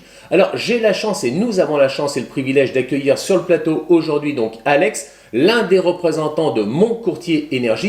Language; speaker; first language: French; native; French